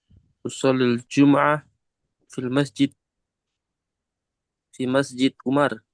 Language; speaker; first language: Arabic; non-native, learner; Indonesian